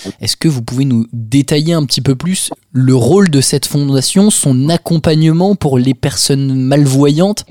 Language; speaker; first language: French; native; French